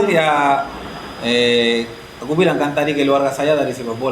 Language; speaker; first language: Indonesian; non-native, fluent; Spanish